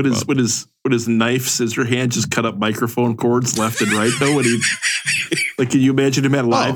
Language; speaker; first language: English; native; English